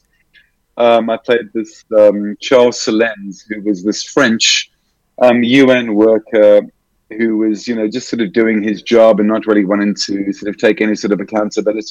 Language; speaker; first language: English; native; English